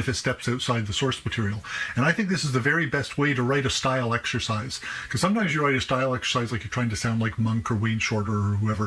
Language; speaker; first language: English; native; English